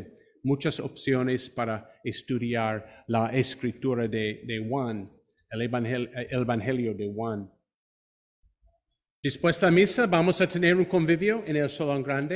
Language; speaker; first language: Spanish; non-native, fluent; English